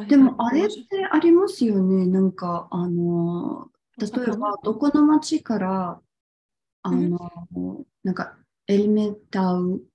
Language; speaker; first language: Japanese; non-native, fluent; Tatar